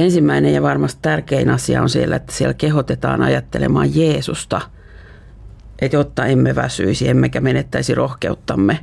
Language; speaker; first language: Finnish; native; Finnish